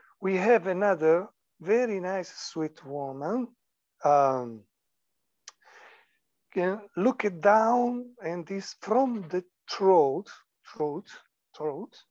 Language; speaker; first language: English; non-native, learner; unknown